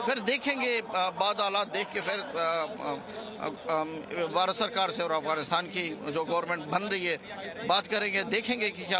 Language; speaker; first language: Hindi; non-native, fluent; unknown